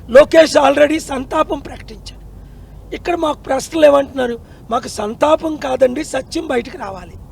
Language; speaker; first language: Telugu; native; Telugu